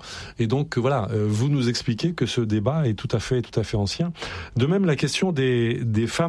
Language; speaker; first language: French; native; French